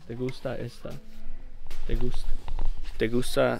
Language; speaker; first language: Spanish; early bilingual, heritage; Spanish